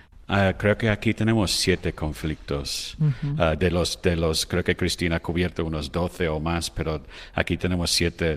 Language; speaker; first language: Spanish; non-native, fluent; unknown